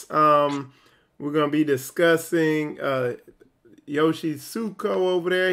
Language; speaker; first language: English; native; English